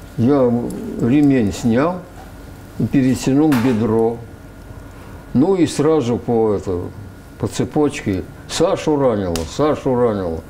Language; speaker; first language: Russian; native; Russian